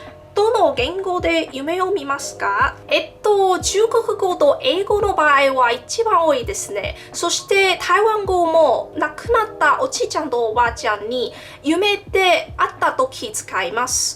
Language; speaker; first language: Japanese; non-native, learner; Min Nan Chinese